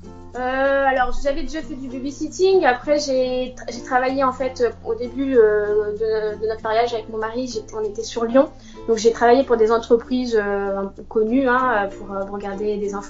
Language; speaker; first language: French; native; French